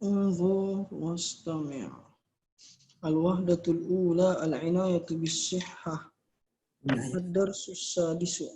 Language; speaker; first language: Arabic; non-native, fluent; Indonesian